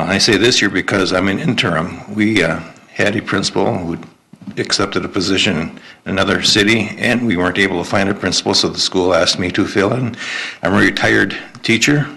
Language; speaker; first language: English; native; English